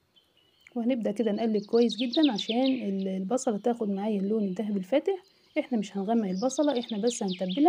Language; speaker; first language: Arabic; native; Arabic